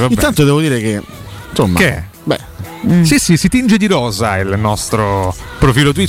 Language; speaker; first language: Italian; native; Italian